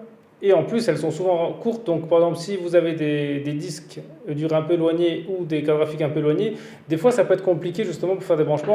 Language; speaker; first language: French; native; French